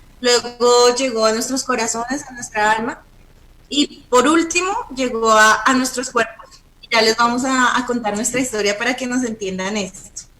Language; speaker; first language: Spanish; native; Spanish